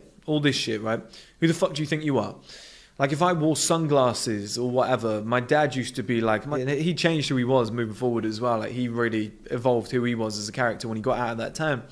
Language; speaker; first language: English; native; English